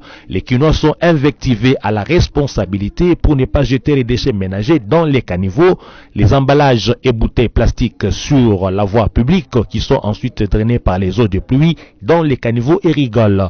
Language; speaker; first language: French; native; French